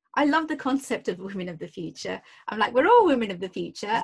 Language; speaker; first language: English; native; English